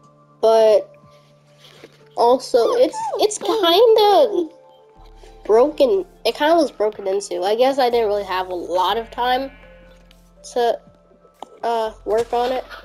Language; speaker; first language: English; native; English